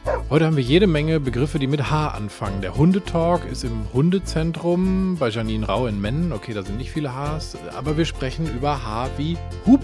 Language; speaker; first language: German; native; German